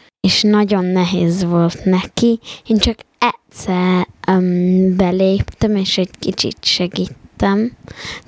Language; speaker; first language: Hungarian; early bilingual, heritage; Hungarian